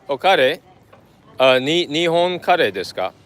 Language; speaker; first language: Japanese; non-native, learner; English